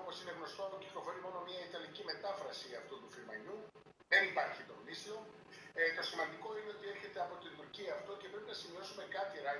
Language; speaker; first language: Greek; native; Greek